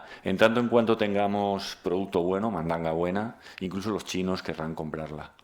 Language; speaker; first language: Spanish; native; Spanish